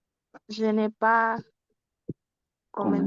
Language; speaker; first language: French; non-native, learner; Spanish